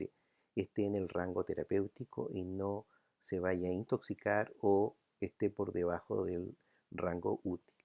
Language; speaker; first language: Spanish; native; Spanish